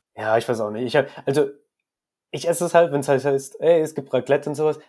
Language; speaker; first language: German; native; German